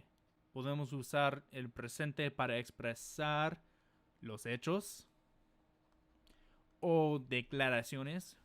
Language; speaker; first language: Spanish; non-native, fluent; English